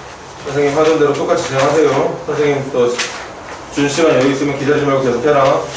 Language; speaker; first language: Korean; native; Korean